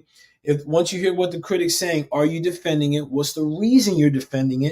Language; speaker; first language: English; native; English